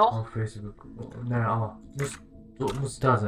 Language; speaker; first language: German; non-native, learner; Japanese